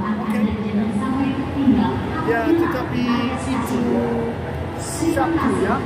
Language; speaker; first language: Indonesian; non-native, learner; English